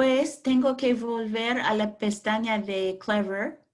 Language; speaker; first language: Spanish; non-native, fluent; English